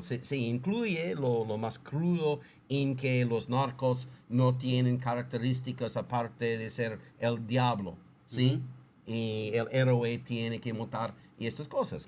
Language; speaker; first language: Spanish; non-native, fluent; English